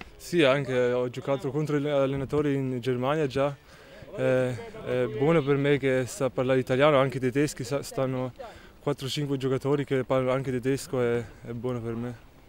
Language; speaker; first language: Italian; early bilingual, heritage; Italian